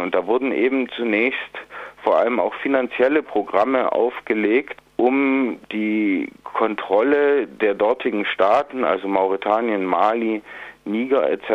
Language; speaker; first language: German; native; German